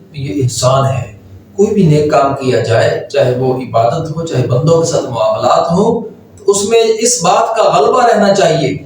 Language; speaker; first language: Urdu; native; Urdu